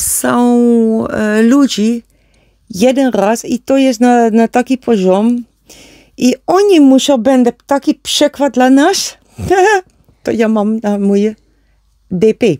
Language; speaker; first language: Polish; non-native, learner; Dutch